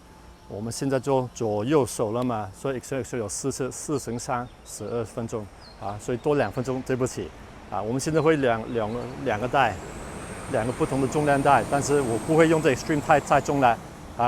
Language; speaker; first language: Chinese; non-native, local second language; Cantonese